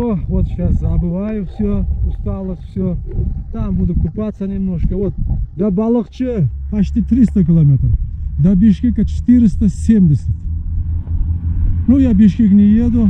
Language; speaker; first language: Russian; non-native, fluent; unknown